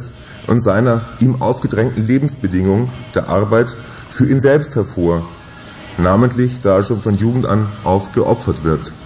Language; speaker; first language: German; native; German